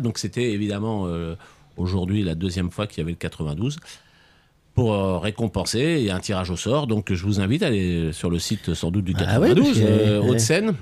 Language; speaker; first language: French; native; French